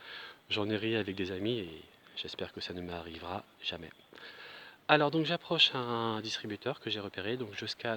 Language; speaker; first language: French; native; French